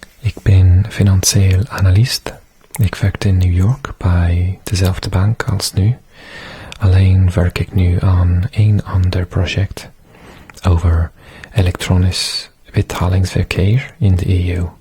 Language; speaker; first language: Dutch; non-native, learner; English